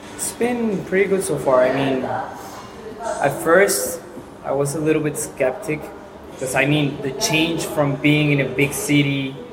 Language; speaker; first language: English; non-native, fluent; Spanish